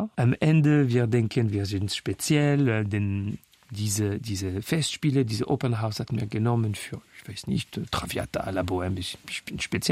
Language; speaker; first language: German; non-native, fluent; French